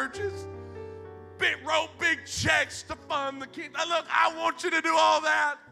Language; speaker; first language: English; native; English